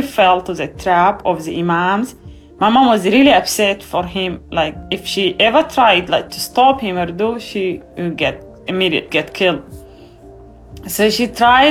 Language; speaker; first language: English; non-native, fluent; Arabic